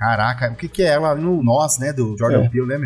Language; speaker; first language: Portuguese; native; Portuguese